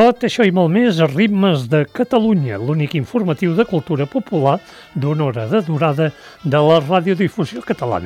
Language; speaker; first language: Catalan; native; Catalan